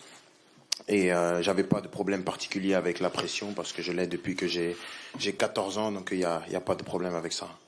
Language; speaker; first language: French; native; French